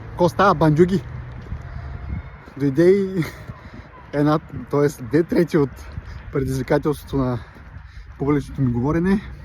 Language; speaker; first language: Bulgarian; native; Bulgarian